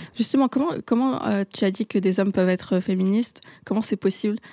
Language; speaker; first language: French; non-native, local second language; Arabic